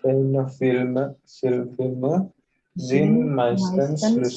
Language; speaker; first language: German; non-native, learner; Indonesian